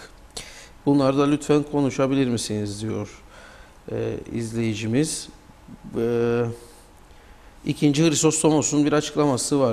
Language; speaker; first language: Turkish; native; Turkish